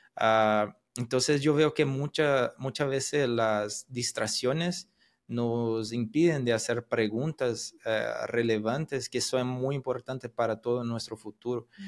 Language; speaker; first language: Spanish; non-native, fluent; Portuguese